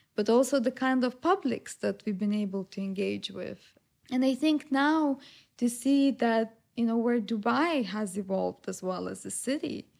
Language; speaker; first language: English; non-native, fluent; Lithuanian